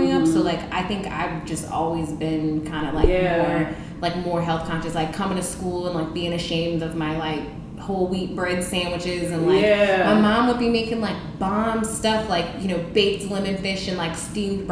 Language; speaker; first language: English; native; English